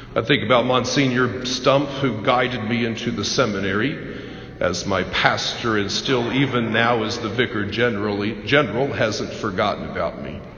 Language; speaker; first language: English; native; English